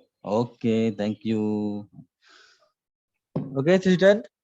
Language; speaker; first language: English; non-native, learner; Indonesian